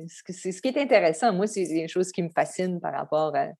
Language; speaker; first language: French; native; French